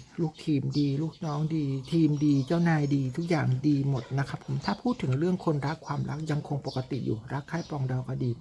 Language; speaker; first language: Thai; native; Thai